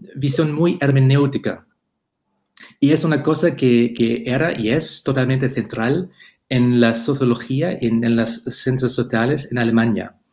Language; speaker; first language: Spanish; non-native, fluent; German